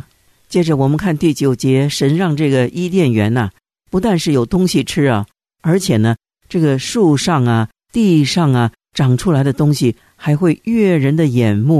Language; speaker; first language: Chinese; native; Chinese